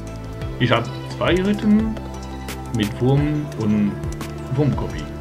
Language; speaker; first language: German; non-native, learner; French